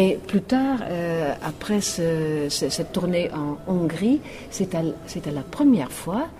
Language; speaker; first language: French; non-native, fluent; Western Frisian